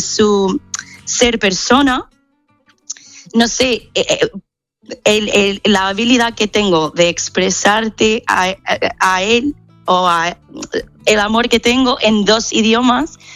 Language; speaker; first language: Spanish; non-native, fluent; English